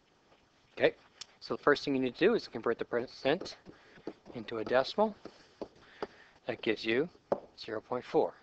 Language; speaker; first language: English; native; English